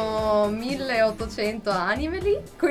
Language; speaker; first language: Italian; non-native, fluent; German